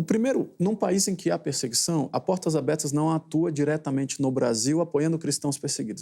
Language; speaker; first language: Portuguese; native; Portuguese